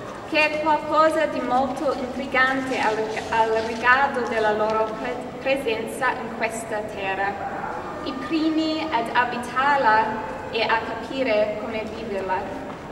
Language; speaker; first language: Italian; non-native, fluent; English